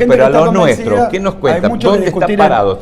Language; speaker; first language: Spanish; native; Spanish